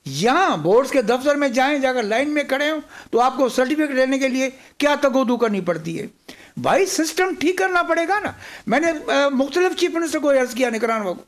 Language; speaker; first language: Urdu; non-native, local second language; Sindhi